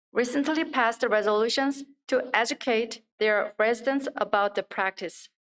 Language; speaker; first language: English; non-native, fluent; Korean